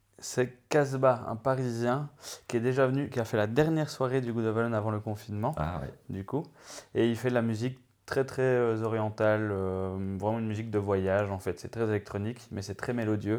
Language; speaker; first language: French; native; French